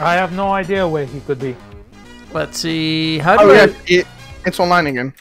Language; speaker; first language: English; non-native, fluent; Dutch